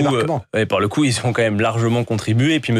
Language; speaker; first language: French; native; French